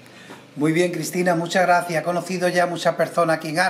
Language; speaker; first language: Spanish; native; Spanish